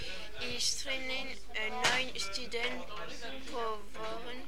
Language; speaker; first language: German; non-native, learner; French